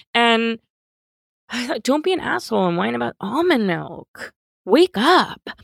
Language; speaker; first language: English; native; English